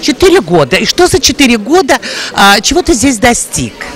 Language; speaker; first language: Russian; native; Russian